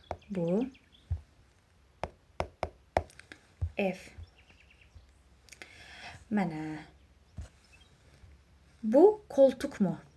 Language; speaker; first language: Turkish; non-native, fluent; Uzbek